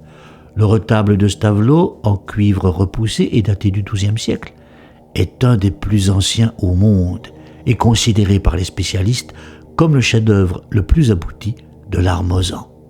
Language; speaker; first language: French; native; French